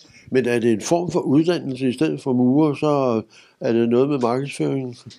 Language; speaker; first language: Danish; native; Danish